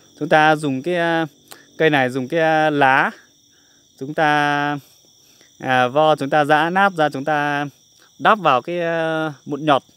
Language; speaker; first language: Vietnamese; non-native, local second language; Iu Mien